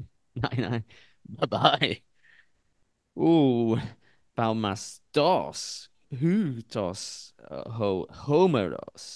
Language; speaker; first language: Greek; non-native, learner; English